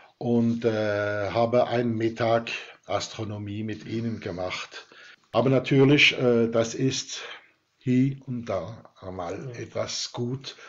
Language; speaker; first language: German; non-native, local second language; Swiss German